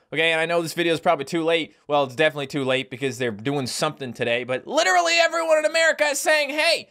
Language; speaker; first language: English; native; English